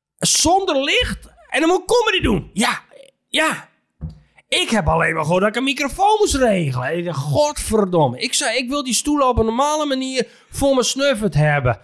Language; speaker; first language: Dutch; native; Dutch